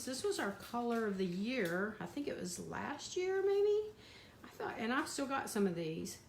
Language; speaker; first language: English; native; English